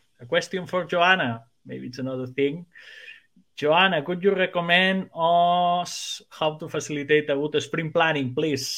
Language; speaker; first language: English; non-native, fluent; Spanish